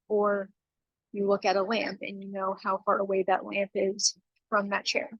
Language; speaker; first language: English; native; English